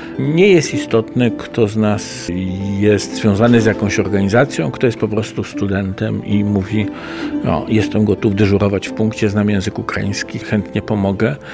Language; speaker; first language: Polish; native; Polish